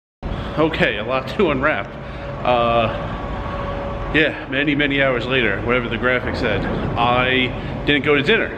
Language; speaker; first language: English; native; English